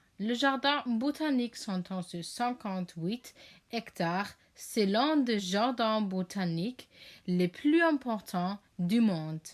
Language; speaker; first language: French; non-native, learner; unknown